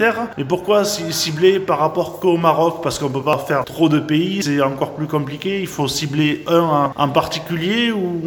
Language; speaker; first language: French; native; French